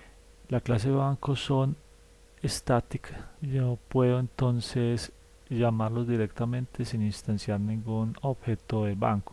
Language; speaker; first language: Spanish; native; Spanish